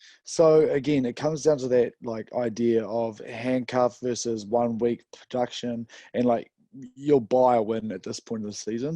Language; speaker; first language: English; native; English